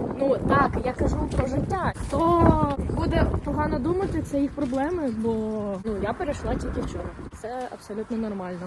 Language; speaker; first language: Ukrainian; non-native, local second language; Russian